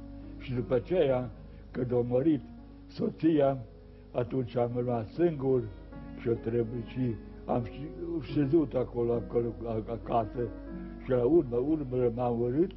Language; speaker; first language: Romanian; non-native, local second language; Serbian